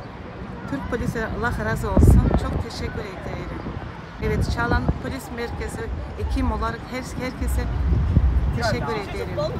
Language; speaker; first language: Turkish; non-native, learner; Mongolian